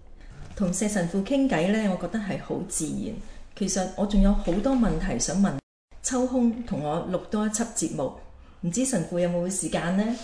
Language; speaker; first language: Chinese; native; Chinese